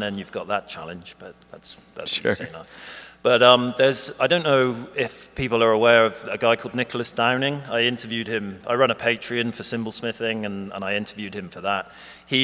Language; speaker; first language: English; native; English